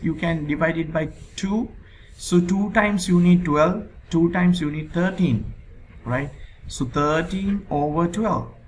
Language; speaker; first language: English; non-native, local second language; Sinhala